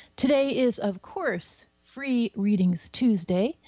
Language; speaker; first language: English; native; English